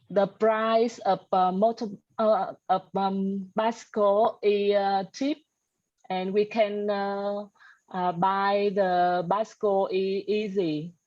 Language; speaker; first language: English; non-native, learner; Vietnamese